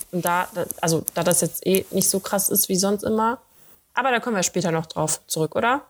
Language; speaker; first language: German; early bilingual, other home language; Russian